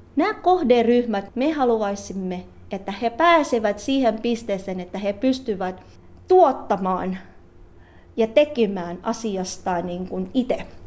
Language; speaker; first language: Finnish; non-native, fluent; Filipino